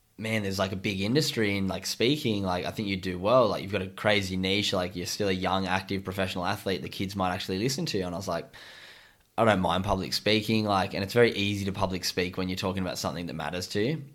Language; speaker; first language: English; native; English